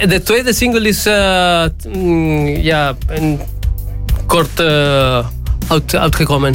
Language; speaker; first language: Dutch; non-native, learner; Spanish